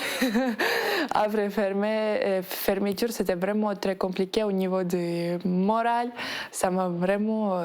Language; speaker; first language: French; non-native, fluent; Ukrainian